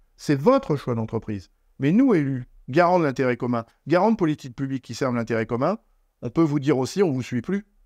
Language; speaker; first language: French; native; French